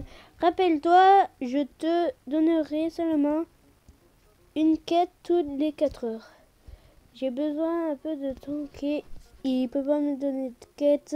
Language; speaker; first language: French; native; French